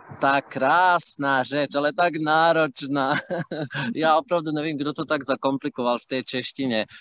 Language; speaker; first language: Czech; non-native, fluent; Bosnian